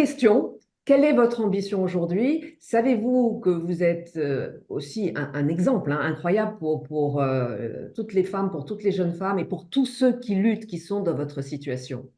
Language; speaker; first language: French; native; French